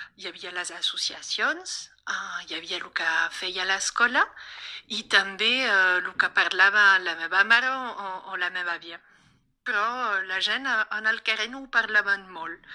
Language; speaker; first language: Catalan; non-native, local second language; French